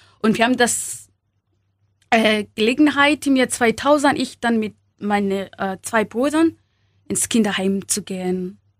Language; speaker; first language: German; non-native, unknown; Swahili